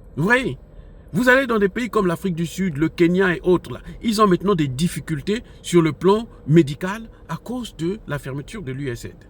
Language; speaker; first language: French; non-native, local second language; Lingala